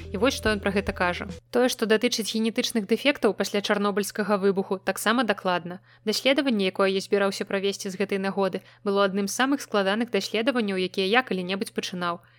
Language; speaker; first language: Belarusian; native; Belarusian